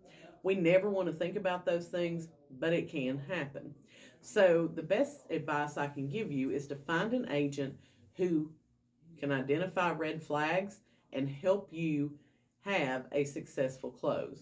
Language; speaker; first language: English; native; English